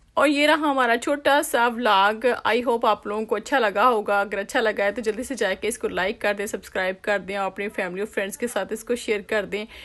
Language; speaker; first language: Urdu; native; Urdu